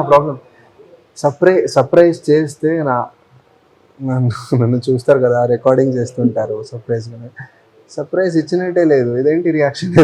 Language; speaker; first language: Telugu; non-native, fluent; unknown